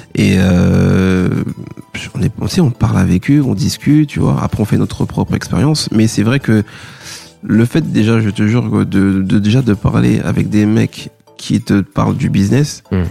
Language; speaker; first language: French; native; French